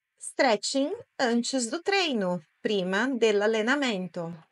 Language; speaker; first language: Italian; non-native, fluent; Portuguese